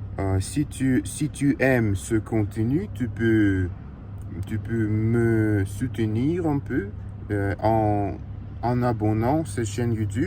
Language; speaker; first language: French; non-native, learner; Russian